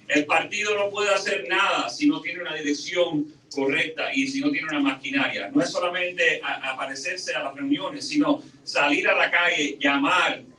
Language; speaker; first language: Spanish; early bilingual, heritage; Spanish